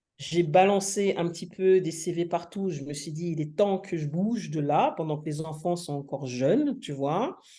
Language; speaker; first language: French; native; French